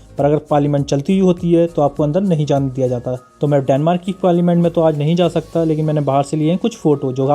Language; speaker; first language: Hindi; native; Hindi